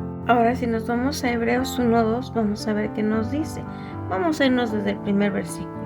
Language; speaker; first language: Spanish; native; Spanish